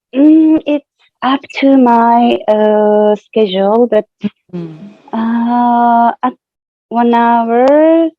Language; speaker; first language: English; non-native, fluent; Japanese